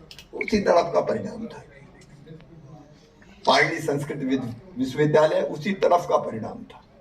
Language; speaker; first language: Hindi; native; Hindi